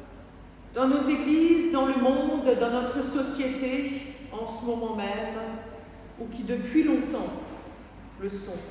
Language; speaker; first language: French; native; French